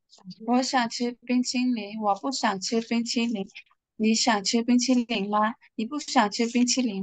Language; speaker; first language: Chinese; non-native, learner; Burmese